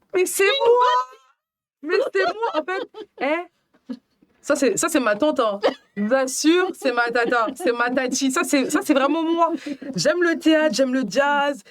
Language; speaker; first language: French; native; French